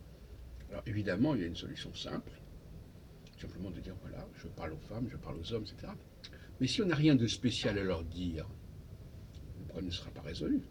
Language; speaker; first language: French; native; French